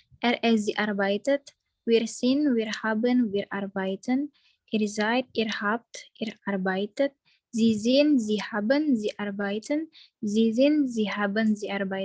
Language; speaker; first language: German; non-native, learner; Indonesian